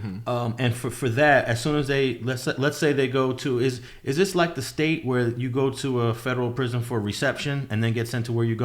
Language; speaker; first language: English; native; English